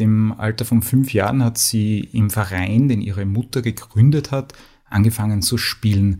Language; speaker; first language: German; native; German